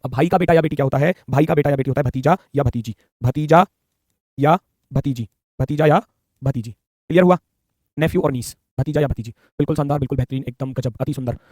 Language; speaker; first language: Hindi; native; Hindi